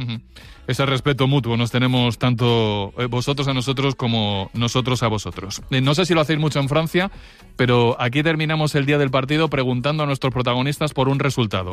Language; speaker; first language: Spanish; native; Spanish